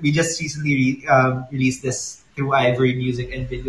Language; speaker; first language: English; non-native, local second language; Filipino